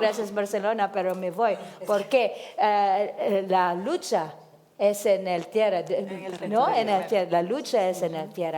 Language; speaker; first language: Spanish; non-native, learner; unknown